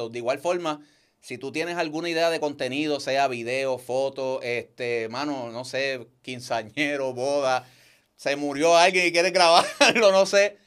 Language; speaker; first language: Spanish; native; Spanish